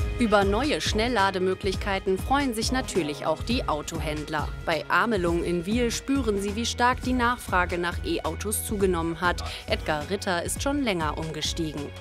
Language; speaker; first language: German; native; German